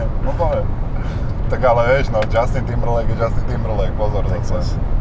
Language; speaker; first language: Slovak; native; Slovak